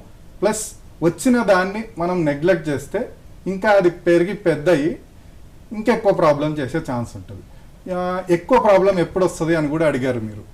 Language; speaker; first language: Telugu; native; Telugu